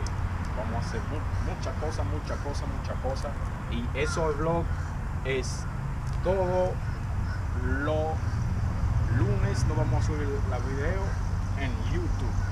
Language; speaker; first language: Spanish; non-native, learner; Haitian Creole